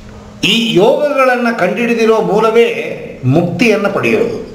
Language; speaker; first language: Kannada; native; Kannada